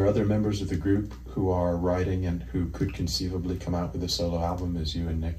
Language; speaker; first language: English; native; English